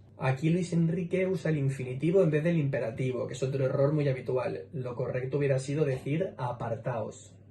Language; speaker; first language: Spanish; native; Spanish